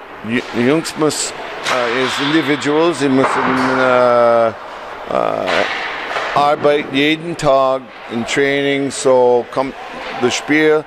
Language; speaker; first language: German; non-native, learner; English